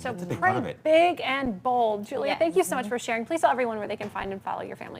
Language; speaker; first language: English; native; English